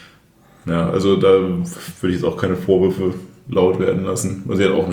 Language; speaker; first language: German; native; German